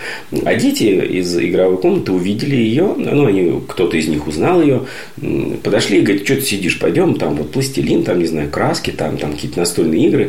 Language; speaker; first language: Russian; native; Russian